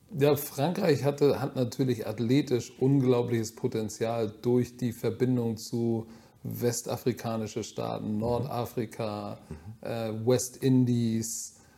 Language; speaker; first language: German; native; German